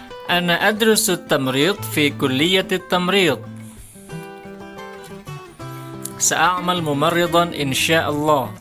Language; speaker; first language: Arabic; non-native, fluent; Indonesian